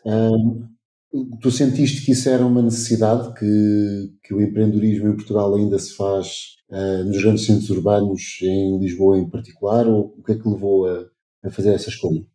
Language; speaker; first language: Portuguese; native; Portuguese